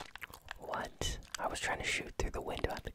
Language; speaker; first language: English; native; English